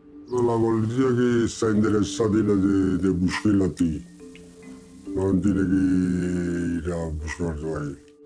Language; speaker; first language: Spanish; non-native, learner; Italian